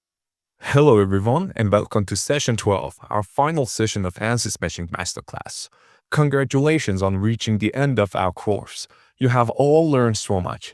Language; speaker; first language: English; non-native, fluent; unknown